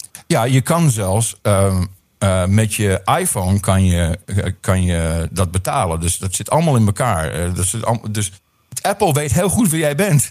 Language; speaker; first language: Dutch; early bilingual, heritage; Dutch